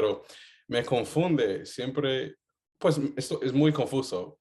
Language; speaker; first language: Spanish; non-native, fluent; English